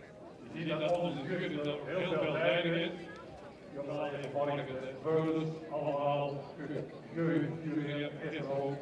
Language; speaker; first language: Dutch; native; Dutch